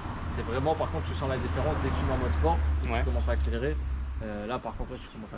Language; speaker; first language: French; native; French